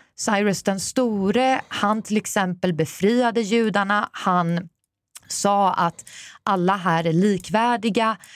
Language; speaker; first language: Swedish; early bilingual, other home language; Persian